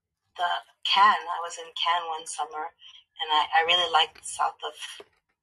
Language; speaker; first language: English; native; English